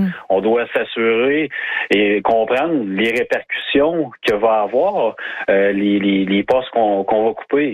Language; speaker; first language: French; native; French